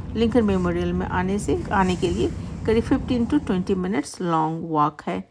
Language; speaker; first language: Hindi; non-native, local second language; Bangla